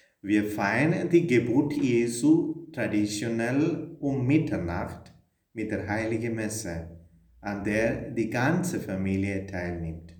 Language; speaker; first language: German; non-native, fluent; Malayalam